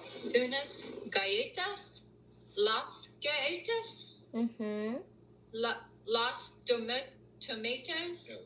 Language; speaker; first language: Spanish; non-native, learner; English